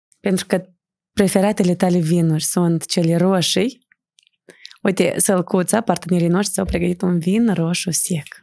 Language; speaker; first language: Romanian; native; Romanian